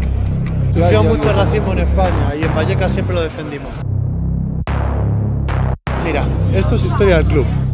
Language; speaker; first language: Spanish; native; Spanish